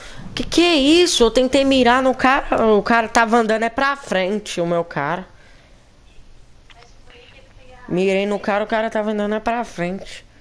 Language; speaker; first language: Portuguese; native; Portuguese